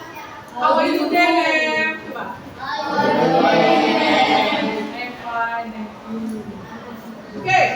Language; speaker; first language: English; non-native, learner; Indonesian